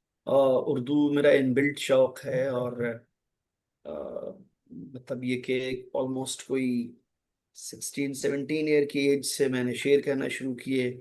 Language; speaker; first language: Hindi; native; Hindi